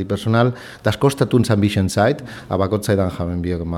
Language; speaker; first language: German; non-native, fluent; Spanish